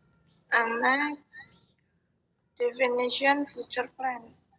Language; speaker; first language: English; non-native, fluent; Indonesian